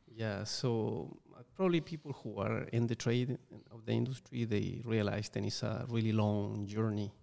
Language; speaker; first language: English; non-native, fluent; Spanish